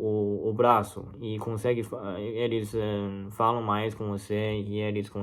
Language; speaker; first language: Portuguese; non-native, learner; Chinese